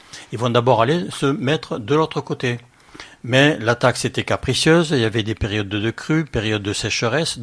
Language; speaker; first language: French; native; French